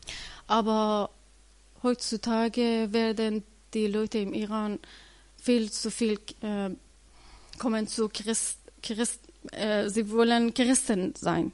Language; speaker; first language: German; non-native, learner; Persian